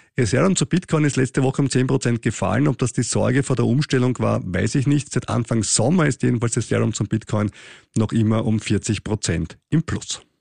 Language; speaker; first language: German; native; German